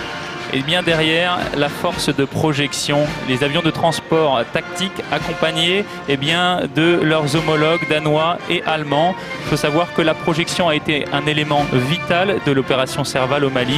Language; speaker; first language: French; native; French